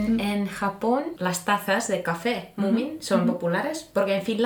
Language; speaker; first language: Spanish; non-native, fluent; Finnish